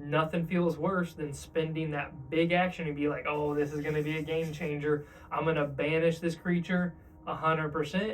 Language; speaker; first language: English; native; English